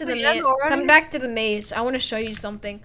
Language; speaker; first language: English; native; English